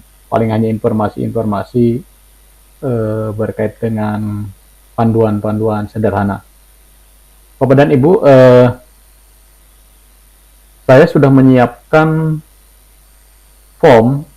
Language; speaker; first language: Indonesian; native; Indonesian